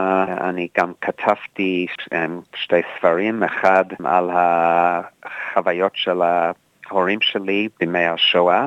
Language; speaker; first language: Hebrew; non-native, fluent; English